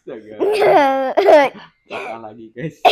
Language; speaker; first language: Indonesian; native; Indonesian